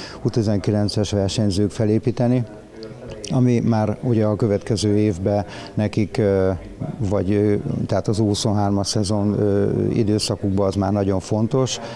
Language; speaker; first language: Hungarian; native; Hungarian